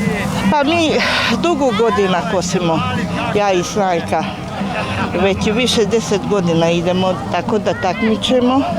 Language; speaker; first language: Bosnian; non-native, local second language; Hungarian